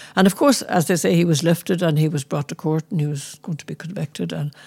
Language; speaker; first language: English; native; English